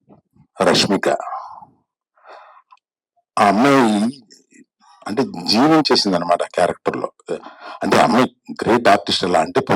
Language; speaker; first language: Telugu; native; Telugu